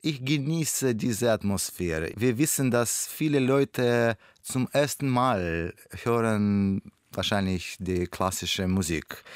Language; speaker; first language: German; non-native, learner; Russian